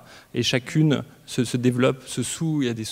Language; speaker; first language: French; native; French